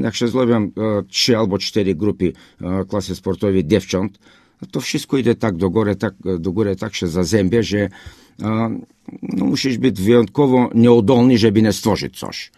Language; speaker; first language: Polish; non-native, fluent; Bulgarian